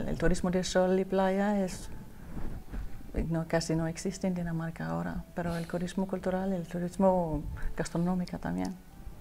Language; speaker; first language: Spanish; non-native, learner; Danish